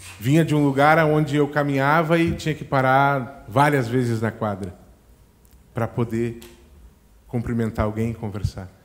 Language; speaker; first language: Portuguese; native; Portuguese